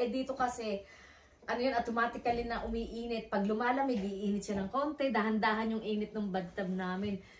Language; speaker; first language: Filipino; native; Filipino